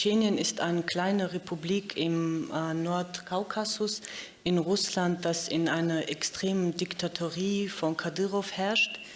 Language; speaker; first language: German; non-native, fluent; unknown